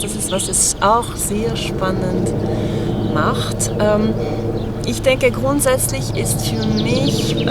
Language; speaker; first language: German; non-native, fluent; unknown